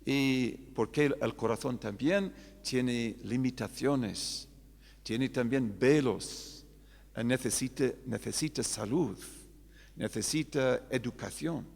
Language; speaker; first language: Spanish; non-native, fluent; English